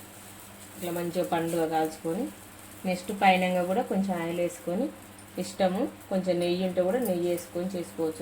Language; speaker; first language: Telugu; native; Telugu